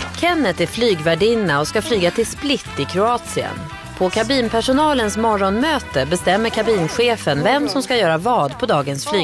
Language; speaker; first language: Swedish; native; Swedish